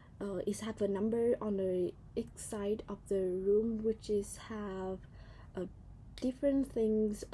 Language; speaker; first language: English; non-native, learner; Vietnamese